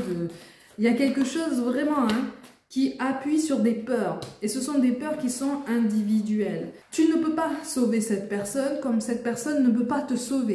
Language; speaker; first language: French; native; French